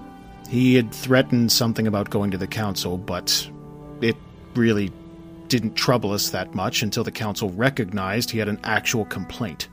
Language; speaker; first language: English; native; English